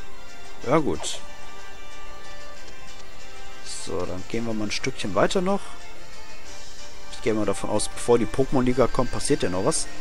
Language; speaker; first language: German; native; German